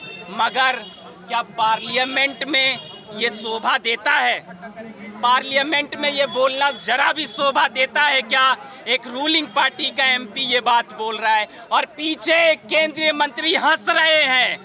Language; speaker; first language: Hindi; native; Hindi